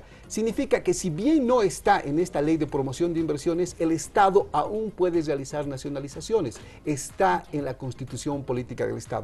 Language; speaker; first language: Spanish; native; Spanish